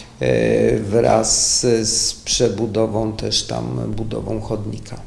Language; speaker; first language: Polish; native; Polish